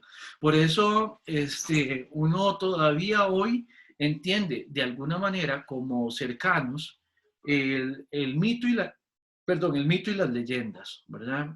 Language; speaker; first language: Spanish; native; Spanish